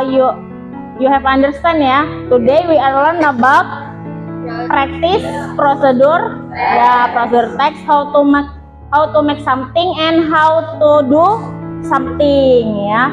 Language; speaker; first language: English; non-native, learner; Indonesian